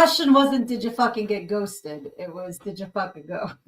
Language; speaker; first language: English; native; English